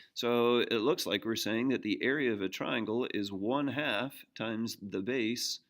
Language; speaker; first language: English; native; English